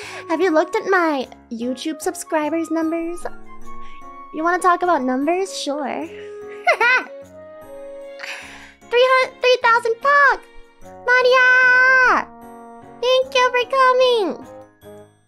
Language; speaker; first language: English; native; English